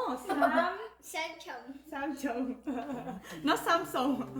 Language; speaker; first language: English; non-native, fluent; Vietnamese